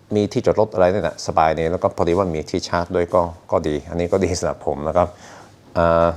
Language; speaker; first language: Thai; non-native, fluent; Norwegian